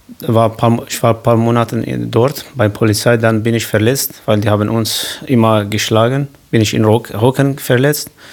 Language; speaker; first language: German; non-native, learner; Kurdish